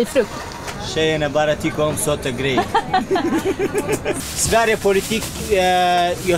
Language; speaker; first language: Swedish; non-native, learner; Persian